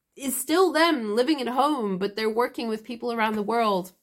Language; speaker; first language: English; native; English